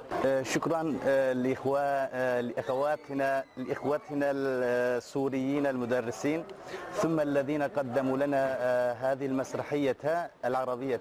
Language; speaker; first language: Arabic; non-native, learner; Turkish